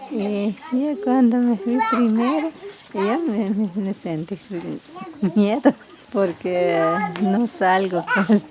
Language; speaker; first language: Spanish; non-native, local second language; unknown